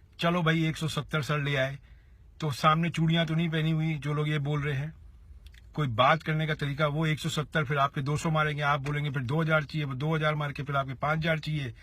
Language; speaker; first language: Hindi; native; Hindi